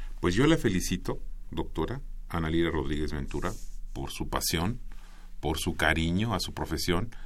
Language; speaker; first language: Spanish; native; Spanish